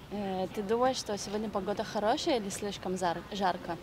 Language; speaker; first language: Russian; non-native, fluent; Hebrew